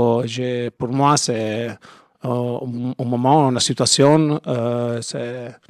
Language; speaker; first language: French; non-native, learner; Italian